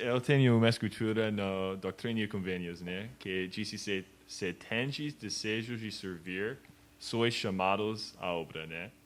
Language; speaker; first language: Portuguese; non-native, learner; English